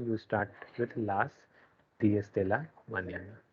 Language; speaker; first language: Spanish; non-native, learner; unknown